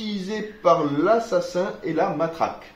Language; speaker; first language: French; native; French